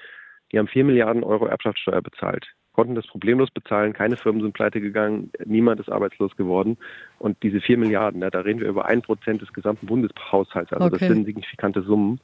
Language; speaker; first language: German; native; German